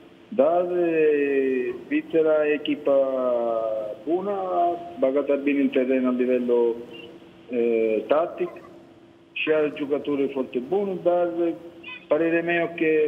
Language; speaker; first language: Romanian; non-native, learner; Italian